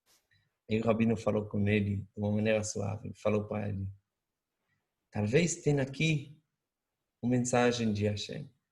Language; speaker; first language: Portuguese; non-native, fluent; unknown